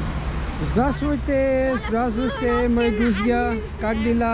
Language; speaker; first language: Russian; non-native, learner; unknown